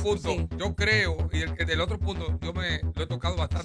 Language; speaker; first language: Spanish; native; Spanish